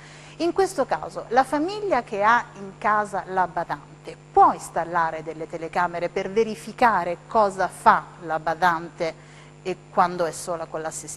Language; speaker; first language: Italian; native; Italian